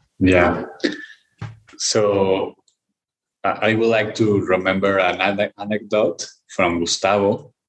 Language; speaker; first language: English; non-native, fluent; Spanish